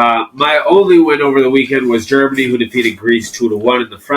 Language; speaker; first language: English; native; English